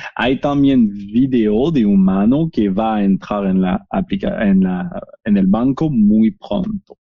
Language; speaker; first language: Spanish; non-native, learner; French